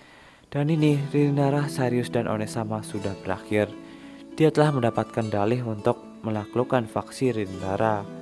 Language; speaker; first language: Indonesian; native; Indonesian